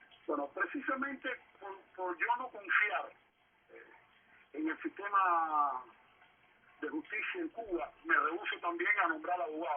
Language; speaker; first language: Spanish; native; Spanish